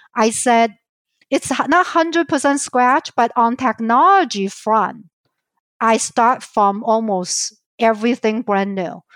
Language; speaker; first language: English; non-native, fluent; Chinese